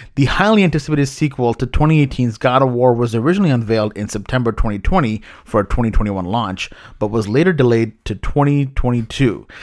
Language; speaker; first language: English; early bilingual, other home language; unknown